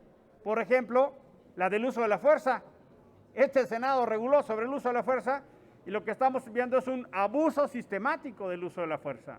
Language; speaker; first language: Spanish; native; Spanish